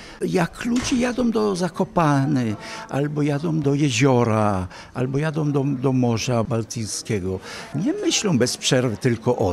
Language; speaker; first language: Polish; early bilingual, heritage; Polish